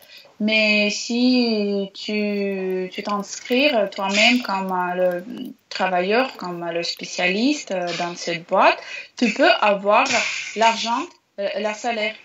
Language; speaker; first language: French; non-native, learner; Russian